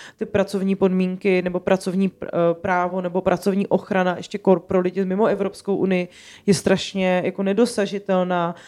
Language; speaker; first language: Czech; native; Czech